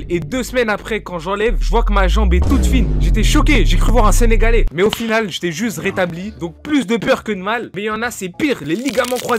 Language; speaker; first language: French; native; French